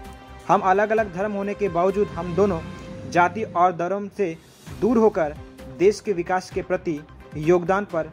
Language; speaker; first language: Hindi; native; Hindi